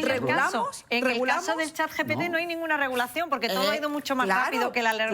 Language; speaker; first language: Spanish; native; Spanish